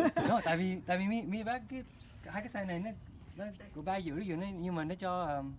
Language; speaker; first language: Vietnamese; early bilingual, other home language; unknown